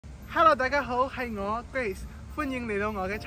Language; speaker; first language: Cantonese; non-native, fluent; English